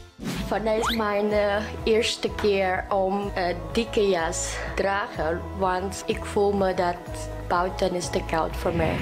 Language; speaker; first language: Dutch; non-native, learner; Indonesian